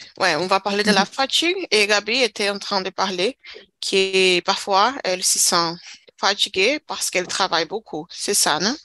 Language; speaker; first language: French; non-native, fluent; Portuguese